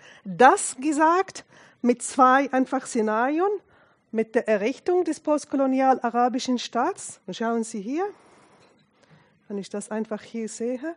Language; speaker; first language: German; non-native, fluent; Arabic